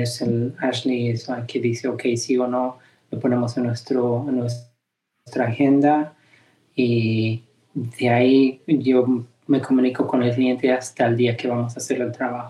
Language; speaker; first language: Spanish; early bilingual, heritage; Spanish